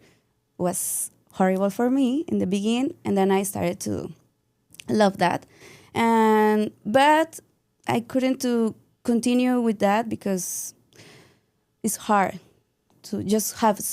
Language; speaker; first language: English; non-native, learner; Spanish